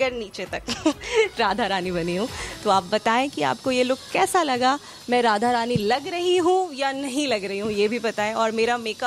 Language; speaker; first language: Hindi; native; Hindi